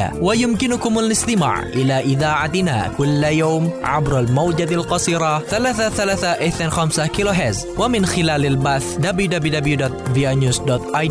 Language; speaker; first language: Arabic; non-native, fluent; Indonesian